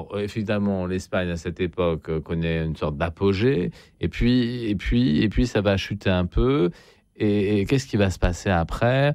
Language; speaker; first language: French; native; French